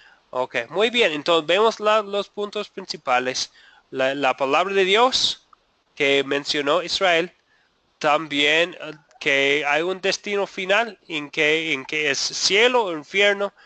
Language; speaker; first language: Spanish; non-native, fluent; English